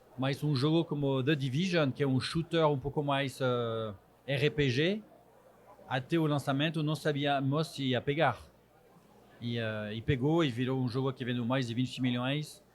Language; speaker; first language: Portuguese; non-native, fluent; French